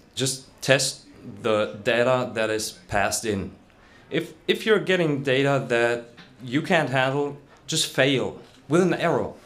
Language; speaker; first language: English; non-native, fluent; German